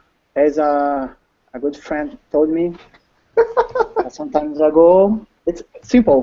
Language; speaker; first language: English; non-native, learner; Portuguese